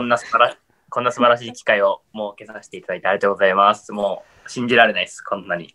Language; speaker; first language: Japanese; native; Japanese